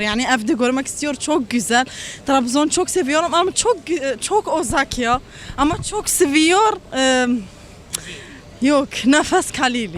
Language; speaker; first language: Turkish; non-native, learner; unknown